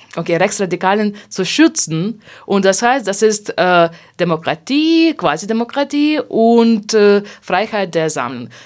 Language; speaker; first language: German; non-native, fluent; Hungarian